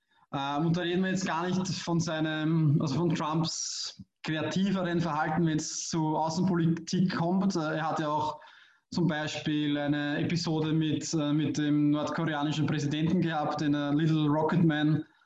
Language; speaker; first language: German; native; German